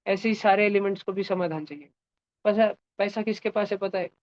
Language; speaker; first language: Hindi; non-native, local second language; Marathi